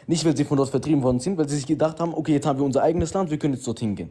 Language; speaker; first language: German; early bilingual, other home language; Arabic